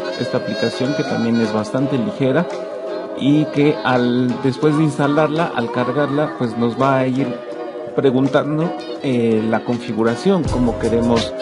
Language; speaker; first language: Spanish; native; Spanish